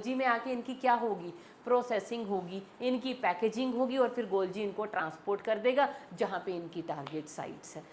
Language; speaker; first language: Hindi; native; Hindi